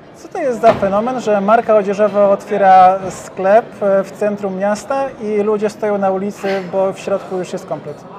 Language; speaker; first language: Polish; native; Polish